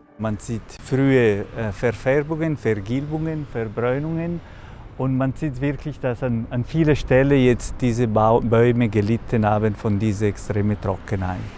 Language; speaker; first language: German; non-native, local second language; Italian